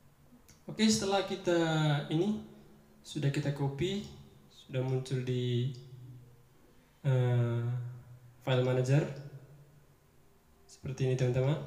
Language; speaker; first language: Indonesian; native; Indonesian